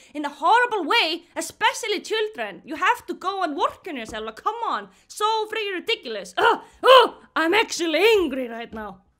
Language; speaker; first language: English; non-native, fluent; Icelandic